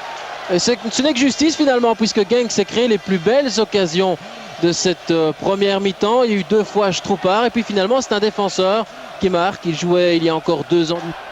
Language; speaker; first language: French; native; French